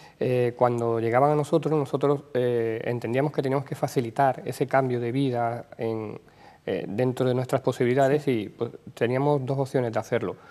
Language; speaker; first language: Spanish; native; Spanish